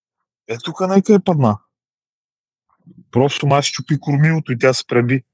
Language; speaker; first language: Bulgarian; native; Bulgarian